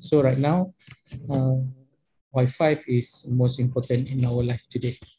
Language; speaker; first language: English; non-native, local second language; Malay